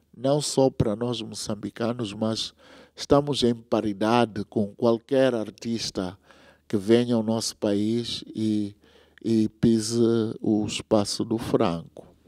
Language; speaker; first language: Portuguese; non-native, local second language; Tsonga